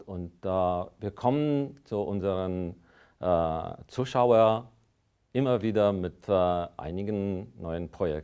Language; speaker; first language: German; non-native, fluent; Polish